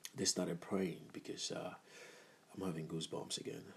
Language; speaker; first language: English; non-native, local second language; Igbo